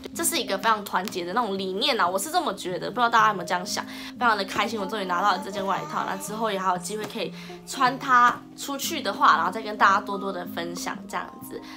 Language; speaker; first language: Chinese; native; Chinese